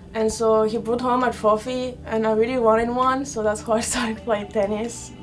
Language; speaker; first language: English; non-native, fluent; French